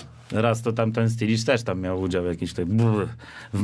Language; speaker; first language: Polish; native; Polish